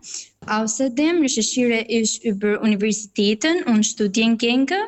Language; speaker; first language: German; non-native, fluent; Albanian